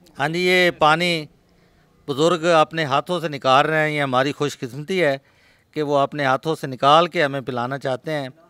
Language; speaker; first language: Urdu; non-native, local second language; Punjabi